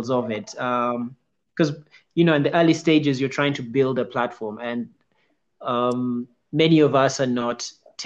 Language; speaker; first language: English; non-native, local second language; Ganda